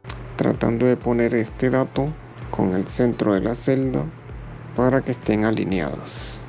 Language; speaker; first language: Spanish; native; Spanish